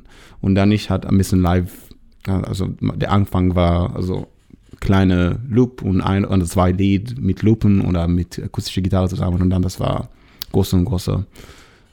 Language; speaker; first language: German; non-native, learner; Hebrew